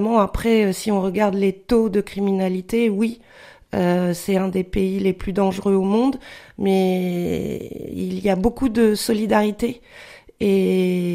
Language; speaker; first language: French; native; French